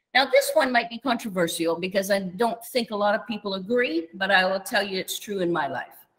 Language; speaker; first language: English; native; English